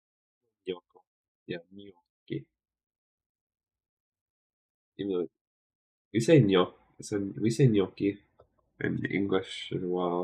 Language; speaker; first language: Italian; non-native, learner; English